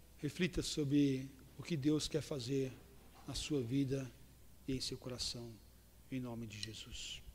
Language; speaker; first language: Portuguese; native; Portuguese